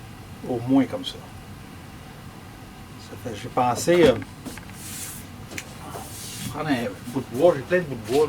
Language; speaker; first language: French; native; French